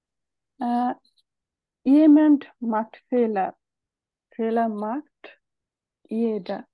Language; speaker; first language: German; non-native, fluent; Bangla